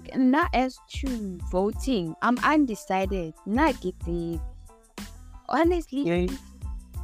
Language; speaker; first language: English; non-native, local second language; Southern Sotho